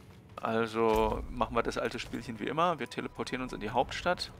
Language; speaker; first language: German; native; German